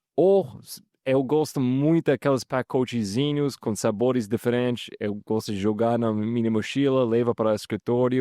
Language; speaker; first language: Portuguese; non-native, fluent; English